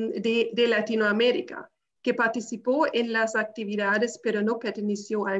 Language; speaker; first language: Spanish; non-native, fluent; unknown